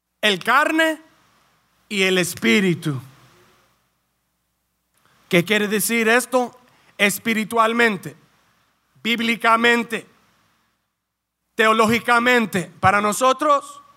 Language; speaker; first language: Spanish; early bilingual, heritage; Spanish